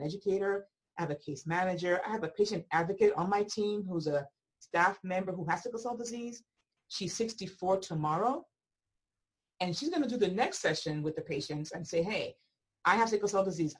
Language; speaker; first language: English; non-native, local second language; Igbo